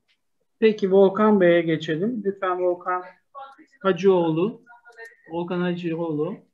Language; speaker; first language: Turkish; native; Turkish